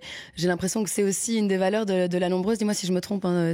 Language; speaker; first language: French; native; French